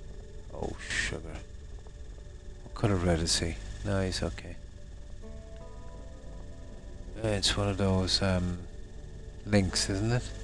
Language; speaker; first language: English; native; English